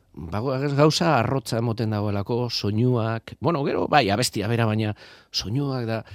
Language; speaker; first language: Basque; non-native, local second language; Spanish